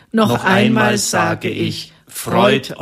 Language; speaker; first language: German; native; German